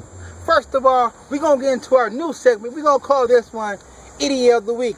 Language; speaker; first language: English; native; English